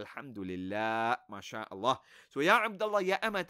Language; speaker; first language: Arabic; non-native, fluent; English